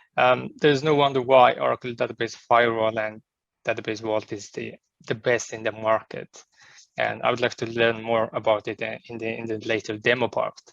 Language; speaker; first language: English; non-native, fluent; Mongolian